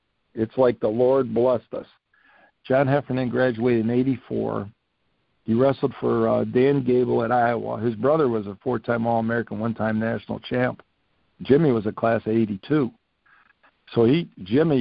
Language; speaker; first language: English; native; English